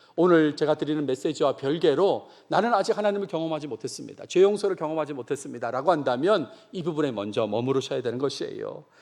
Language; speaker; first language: Korean; native; Korean